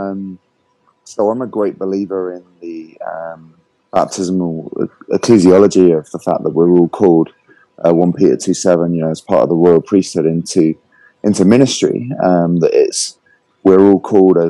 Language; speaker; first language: English; native; English